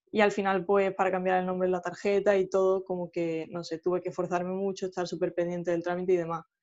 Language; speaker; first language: Spanish; native; Spanish